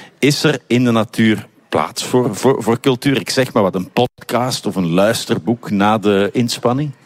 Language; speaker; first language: Dutch; native; Dutch